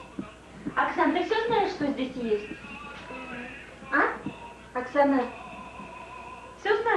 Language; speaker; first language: Russian; native; Russian